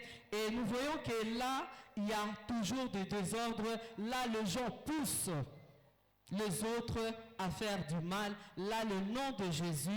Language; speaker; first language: French; non-native, local second language; Lingala